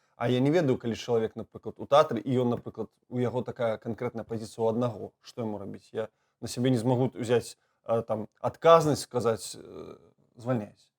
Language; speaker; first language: Belarusian; native; Belarusian